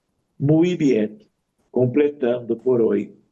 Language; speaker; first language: Spanish; non-native, fluent; Portuguese